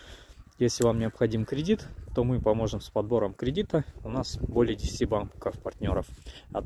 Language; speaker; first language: Russian; native; Russian